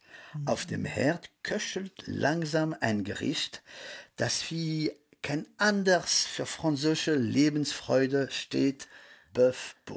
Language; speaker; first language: German; early bilingual, heritage; French